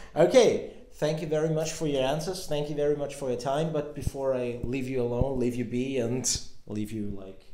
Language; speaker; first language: English; non-native, fluent; German